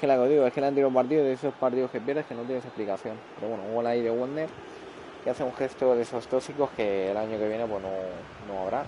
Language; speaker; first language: Spanish; native; Spanish